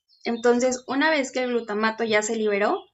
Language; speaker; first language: Spanish; native; Spanish